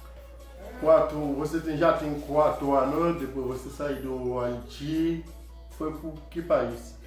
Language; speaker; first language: Portuguese; non-native, learner; Haitian Creole